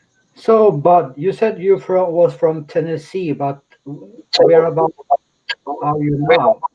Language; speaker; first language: English; non-native, fluent; Norwegian